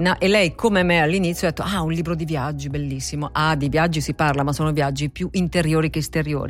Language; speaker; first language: Italian; native; Italian